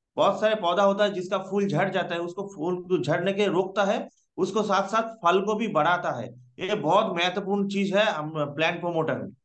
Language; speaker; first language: Hindi; non-native, local second language; Bangla